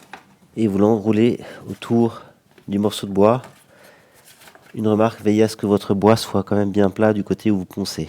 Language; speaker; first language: French; native; French